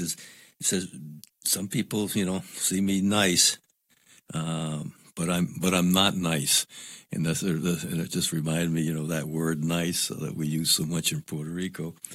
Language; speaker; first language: English; non-native, local second language; Spanish